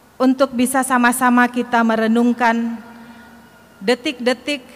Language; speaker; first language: Indonesian; non-native, fluent; Arabic